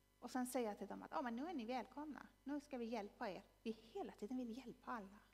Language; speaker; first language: Swedish; non-native, fluent; Persian